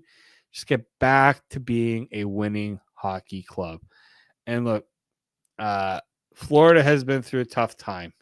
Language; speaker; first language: English; native; English